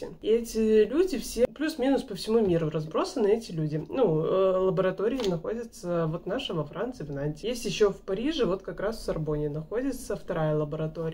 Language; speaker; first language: Russian; native; Russian